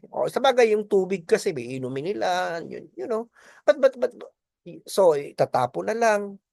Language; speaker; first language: Filipino; non-native, local second language; Bikol